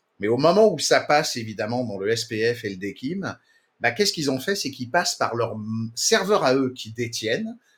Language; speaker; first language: French; native; French